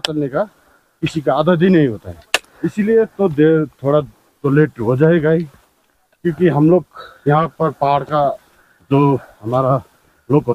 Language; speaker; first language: Hindi; non-native, local second language; Nepali